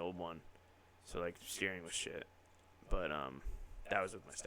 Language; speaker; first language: English; native; English